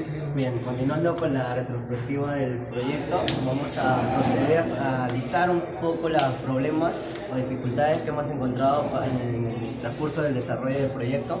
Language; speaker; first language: Spanish; native; Spanish